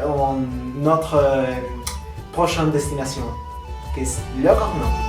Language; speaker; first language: French; non-native, learner; Spanish